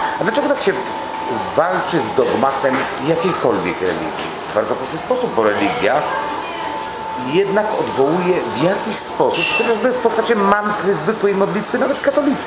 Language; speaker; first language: Polish; native; Polish